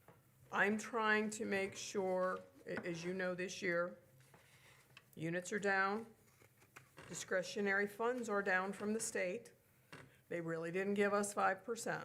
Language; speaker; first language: English; native; English